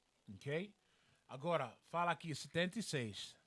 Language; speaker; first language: Portuguese; non-native, learner; Spanish